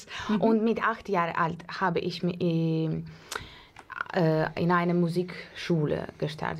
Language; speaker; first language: German; non-native, fluent; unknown